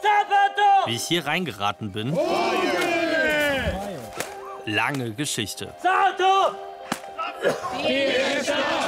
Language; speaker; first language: German; native; German